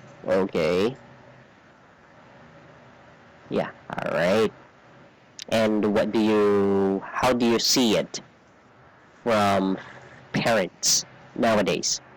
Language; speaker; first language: English; non-native, fluent; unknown